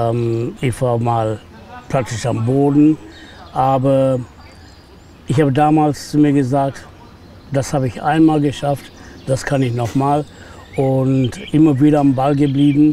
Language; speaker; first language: German; non-native, fluent; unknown